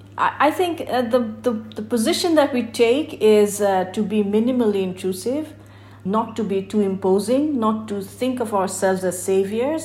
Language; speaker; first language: English; non-native, local second language; Bangla